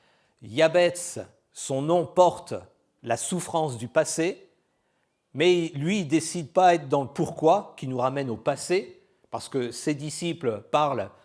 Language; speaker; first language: French; native; French